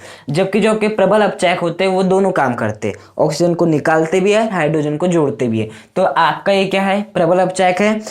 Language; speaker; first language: Hindi; native; Hindi